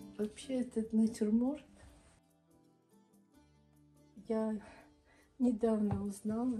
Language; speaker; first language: Russian; non-native, local second language; Tajik